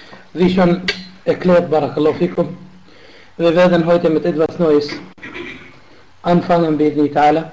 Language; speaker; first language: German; non-native, fluent; Arabic